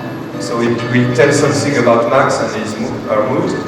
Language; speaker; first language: English; non-native, fluent; French